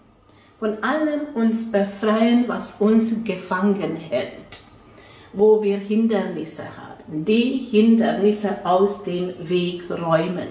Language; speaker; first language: German; non-native, fluent; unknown